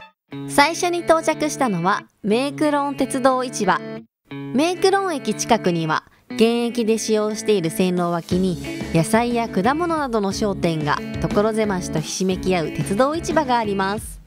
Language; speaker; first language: Japanese; native; Japanese